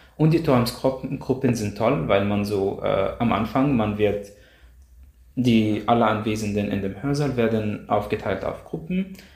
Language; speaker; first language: German; non-native, fluent; Arabic